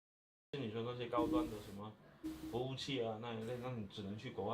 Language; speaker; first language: Chinese; native; Chinese